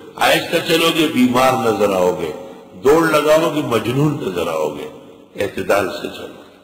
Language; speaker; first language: Urdu; non-native, local second language; Pashto